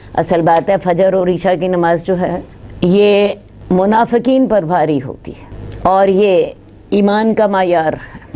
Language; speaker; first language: Urdu; non-native, local second language; Punjabi